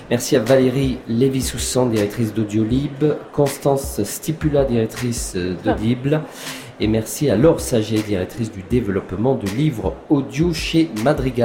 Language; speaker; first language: French; native; French